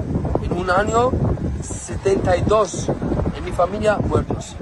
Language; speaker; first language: Spanish; non-native, learner; Arabic